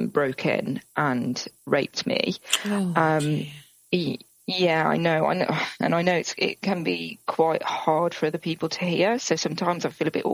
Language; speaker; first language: English; native; English